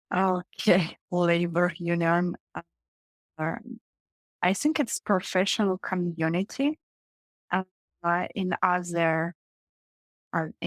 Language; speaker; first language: English; non-native, learner; Russian